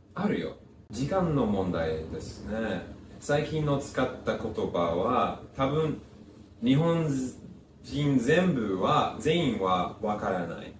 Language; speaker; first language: Japanese; non-native, learner; English